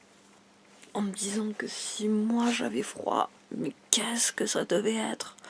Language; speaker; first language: French; native; French